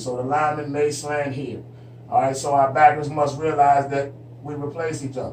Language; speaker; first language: English; native; English